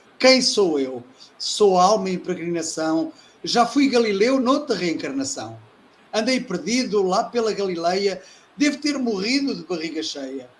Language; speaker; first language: Portuguese; native; Portuguese